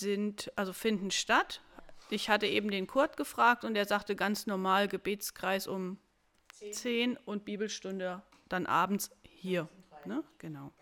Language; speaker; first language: German; native; German